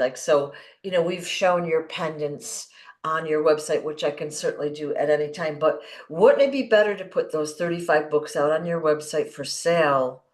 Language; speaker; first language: English; native; English